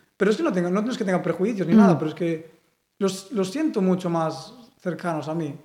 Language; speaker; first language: Spanish; non-native, local second language; Galician